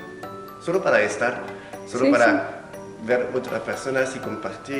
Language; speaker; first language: Spanish; non-native, fluent; French